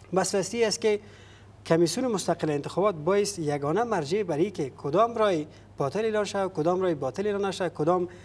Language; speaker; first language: Persian; native; Persian